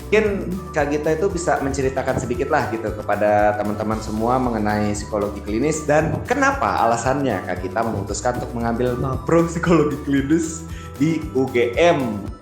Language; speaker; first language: Indonesian; native; Indonesian